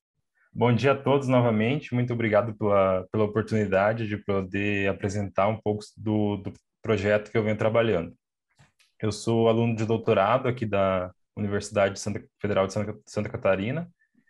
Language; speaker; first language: Portuguese; native; Portuguese